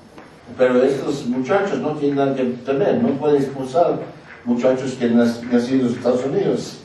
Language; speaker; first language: Spanish; non-native, fluent; English